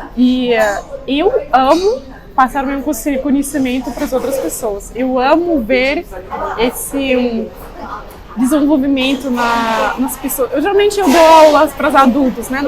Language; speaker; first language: Portuguese; non-native, fluent; Russian